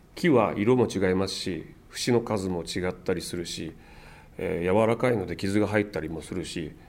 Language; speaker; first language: Japanese; native; Japanese